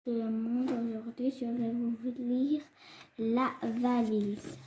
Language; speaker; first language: French; non-native, fluent; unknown